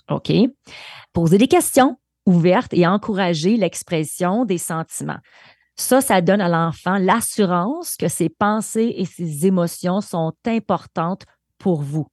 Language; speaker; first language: French; native; French